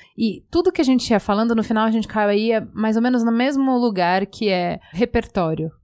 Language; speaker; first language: Portuguese; native; Portuguese